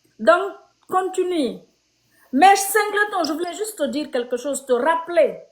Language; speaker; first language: French; non-native, local second language; Fula